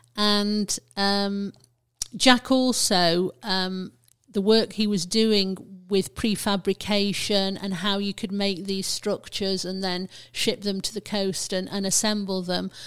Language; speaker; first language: English; native; English